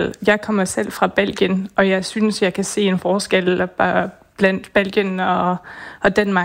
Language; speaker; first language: Danish; non-native, fluent; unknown